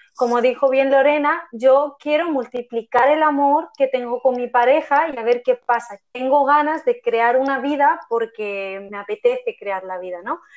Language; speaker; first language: Spanish; non-native, fluent; Armenian